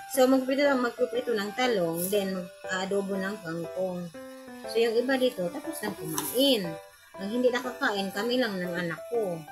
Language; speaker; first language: Filipino; non-native, local second language; Cebuano